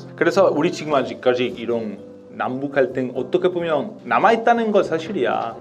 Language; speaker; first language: Korean; non-native, fluent; Italian